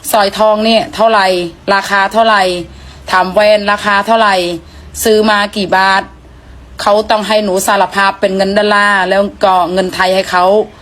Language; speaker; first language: Thai; non-native, fluent; Khmer